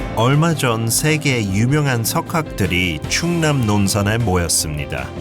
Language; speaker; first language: Korean; early bilingual, heritage; Korean